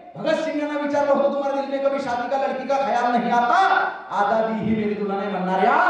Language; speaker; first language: Hindi; non-native, local second language; Marathi